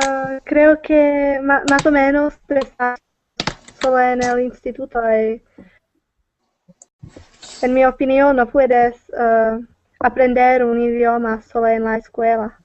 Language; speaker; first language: Spanish; non-native, learner; Czech